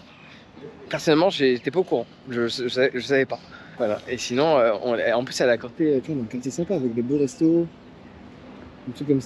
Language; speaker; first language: French; native; French